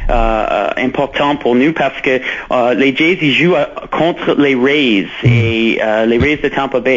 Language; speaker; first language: French; non-native, local second language; English